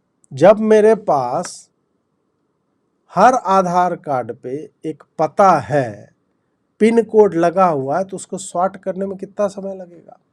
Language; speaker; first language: Hindi; native; Hindi